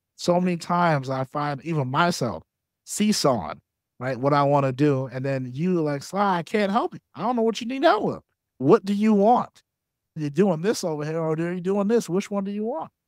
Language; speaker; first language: English; native; English